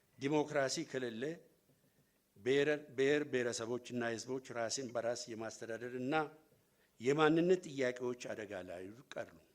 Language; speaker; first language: Amharic; non-native, local second language; Oromo